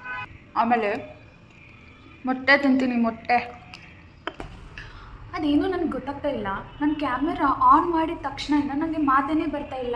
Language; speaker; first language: Kannada; non-native, local second language; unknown